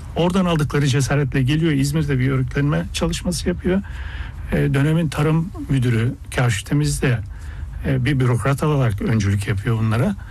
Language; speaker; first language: Turkish; early bilingual, heritage; Turkish